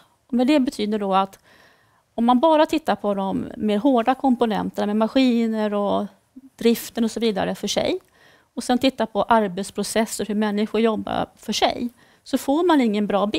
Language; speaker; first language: Swedish; native; Swedish